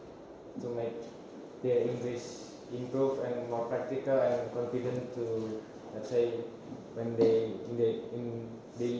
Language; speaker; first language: English; non-native, learner; Indonesian